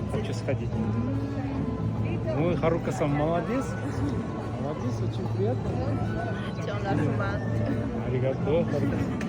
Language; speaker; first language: Russian; non-native, local second language; Kyrgyz